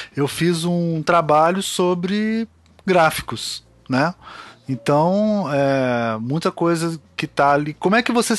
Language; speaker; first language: Portuguese; native; Portuguese